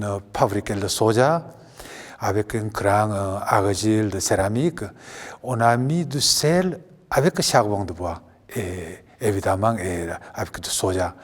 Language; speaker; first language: French; non-native, learner; Korean